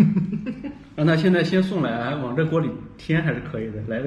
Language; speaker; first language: Chinese; native; Chinese